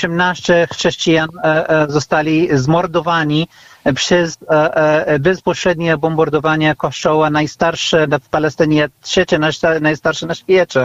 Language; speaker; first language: Polish; non-native, fluent; Arabic